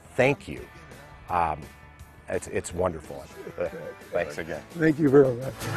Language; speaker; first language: English; native; English